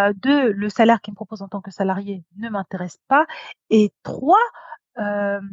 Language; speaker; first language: French; native; French